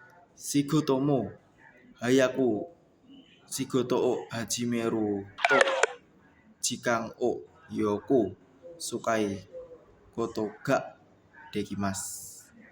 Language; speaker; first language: Japanese; non-native, learner; Indonesian